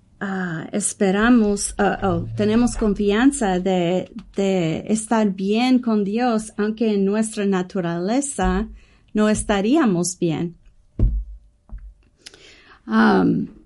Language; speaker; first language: Spanish; non-native, learner; English